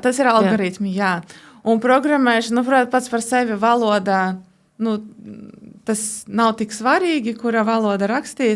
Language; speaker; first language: Latvian; non-native, local second language; Russian